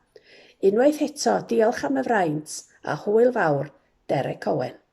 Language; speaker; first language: Welsh; native; Welsh